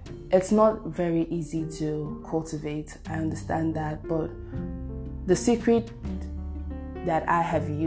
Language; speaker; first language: English; non-native, local second language; Igbo